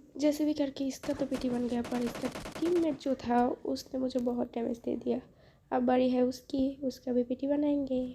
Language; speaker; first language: Hindi; non-native, fluent; Bangla